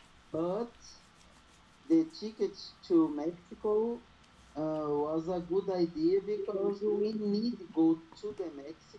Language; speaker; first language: English; non-native, learner; Portuguese